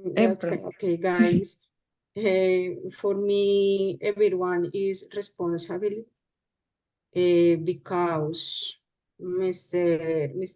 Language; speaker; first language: English; non-native, learner; Spanish